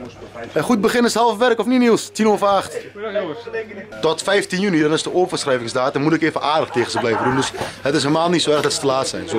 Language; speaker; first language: Dutch; native; Dutch